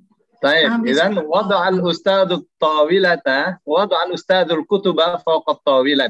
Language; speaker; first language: Arabic; non-native, fluent; Indonesian